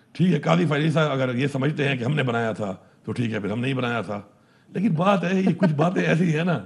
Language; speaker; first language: Urdu; non-native, local second language; Pashto